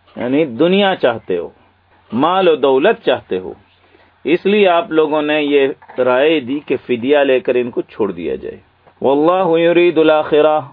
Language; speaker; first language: Urdu; native; Urdu